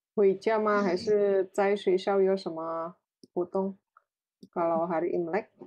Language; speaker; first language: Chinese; non-native, fluent; Indonesian